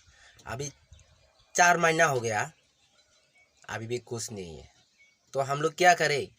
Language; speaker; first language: Hindi; non-native, local second language; Kok Borok